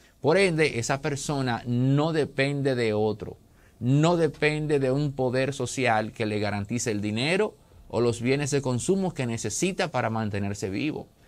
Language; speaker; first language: Spanish; native; Spanish